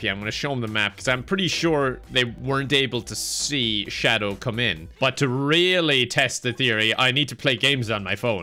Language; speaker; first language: English; native; English